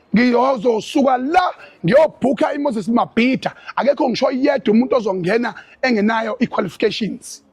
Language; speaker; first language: Zulu; native; Zulu